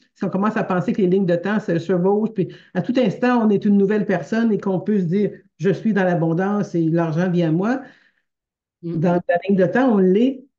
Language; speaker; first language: French; native; French